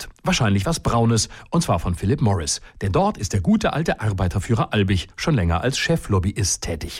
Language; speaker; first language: German; native; German